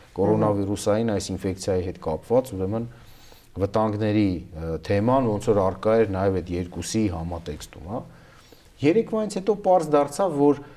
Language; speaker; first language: Armenian; native; Armenian